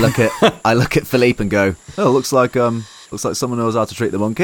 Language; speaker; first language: English; native; English